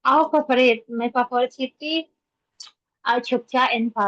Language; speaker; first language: English; non-native, learner; Indonesian